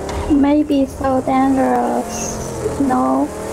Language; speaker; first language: English; non-native, learner; Chinese